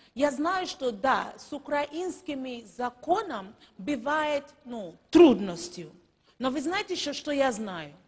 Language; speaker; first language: Russian; non-native, fluent; Yoruba